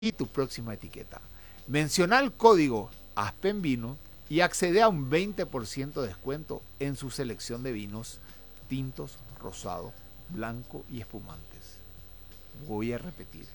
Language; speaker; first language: Spanish; native; Spanish